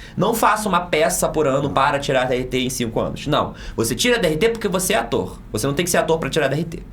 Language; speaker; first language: Portuguese; native; Portuguese